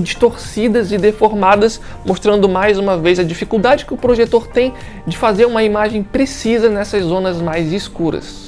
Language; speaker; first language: Portuguese; native; Portuguese